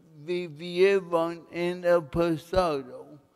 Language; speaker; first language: Spanish; non-native, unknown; English